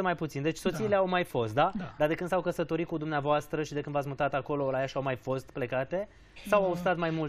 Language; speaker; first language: Romanian; native; Romanian